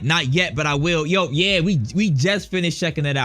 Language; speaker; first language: English; native; English